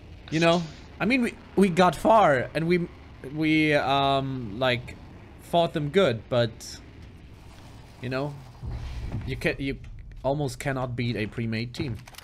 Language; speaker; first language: English; non-native, fluent; German